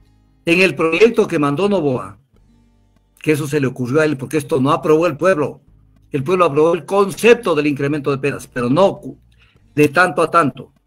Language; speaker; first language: Spanish; native; Spanish